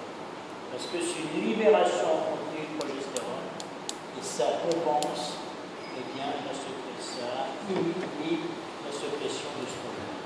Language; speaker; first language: French; native; French